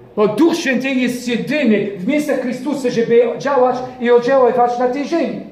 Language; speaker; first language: Polish; non-native, fluent; French